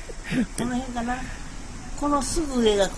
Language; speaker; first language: Japanese; native; Japanese